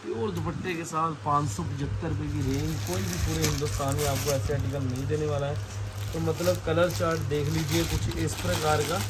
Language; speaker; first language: Hindi; non-native, local second language; Punjabi